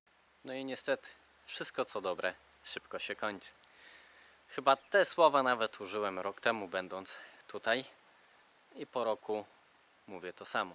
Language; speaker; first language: Polish; native; Polish